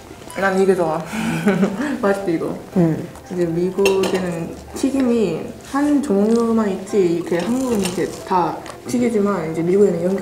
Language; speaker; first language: Korean; early bilingual, other home language; English